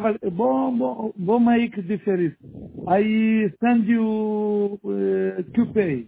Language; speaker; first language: English; non-native, learner; Romanian